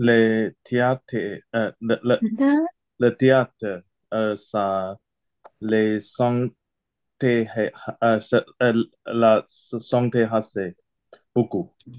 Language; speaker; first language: French; non-native, learner; Chinese